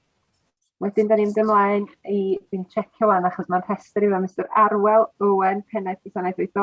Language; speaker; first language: Welsh; native; Welsh